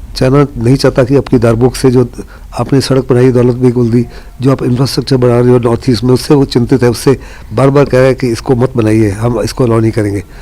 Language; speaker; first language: Hindi; native; Hindi